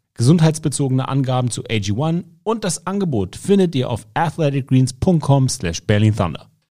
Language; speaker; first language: German; native; German